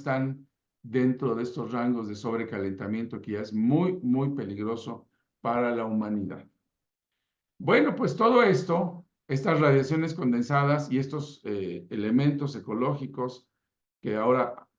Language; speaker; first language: Spanish; native; Spanish